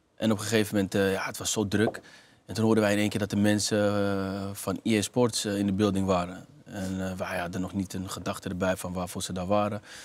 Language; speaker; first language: Dutch; native; Dutch